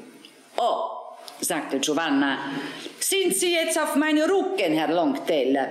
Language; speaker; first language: German; native; German